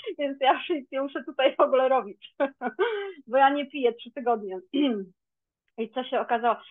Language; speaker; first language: Polish; native; Polish